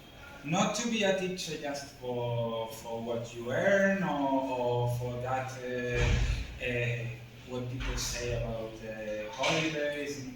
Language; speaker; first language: English; non-native, fluent; Spanish